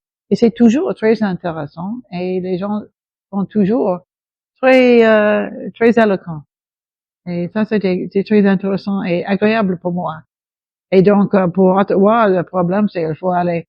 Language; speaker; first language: French; non-native, local second language; English